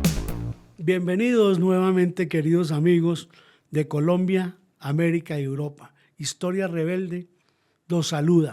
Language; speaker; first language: Spanish; native; Spanish